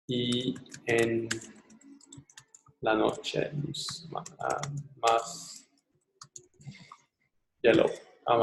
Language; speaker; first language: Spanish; non-native, learner; English